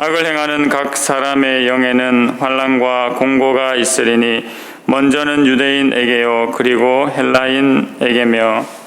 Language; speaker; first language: Korean; native; Korean